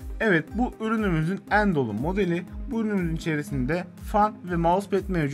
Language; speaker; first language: Turkish; native; Turkish